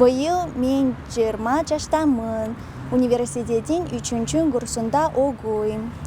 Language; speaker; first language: Kyrgyz; non-native, learner; Chinese